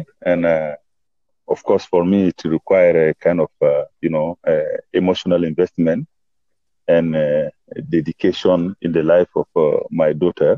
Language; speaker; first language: English; non-native, fluent; Bambara